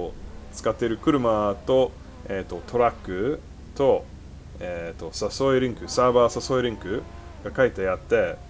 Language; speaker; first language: Japanese; non-native, fluent; English